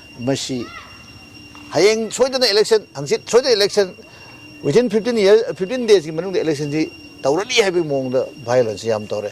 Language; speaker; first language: Manipuri; native; Manipuri